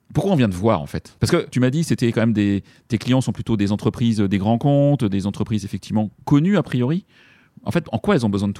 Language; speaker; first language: French; native; French